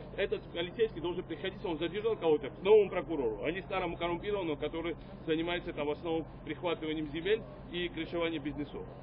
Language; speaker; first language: Russian; non-native, local second language; Georgian